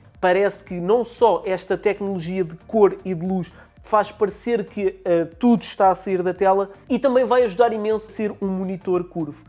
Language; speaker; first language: Portuguese; native; Portuguese